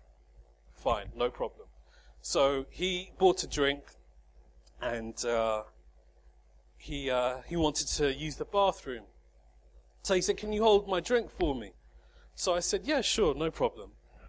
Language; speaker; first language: English; native; English